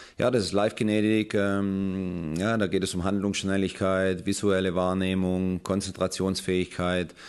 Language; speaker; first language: German; native; German